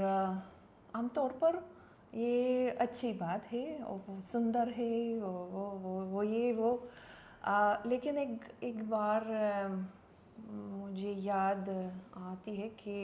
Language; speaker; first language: Hindi; non-native, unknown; Lithuanian